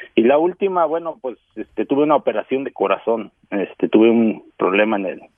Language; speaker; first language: Spanish; native; Spanish